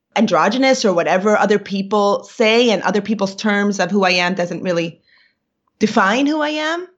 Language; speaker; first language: English; native; English